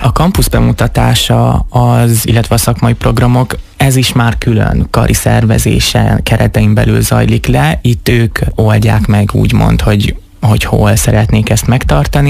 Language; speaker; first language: Hungarian; native; Hungarian